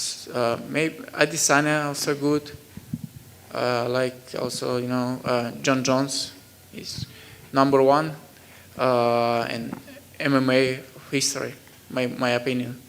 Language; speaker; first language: English; non-native, learner; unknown